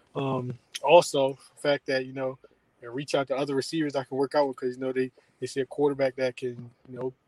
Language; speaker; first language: English; native; English